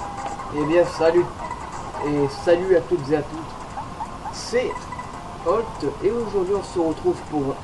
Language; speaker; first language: French; native; French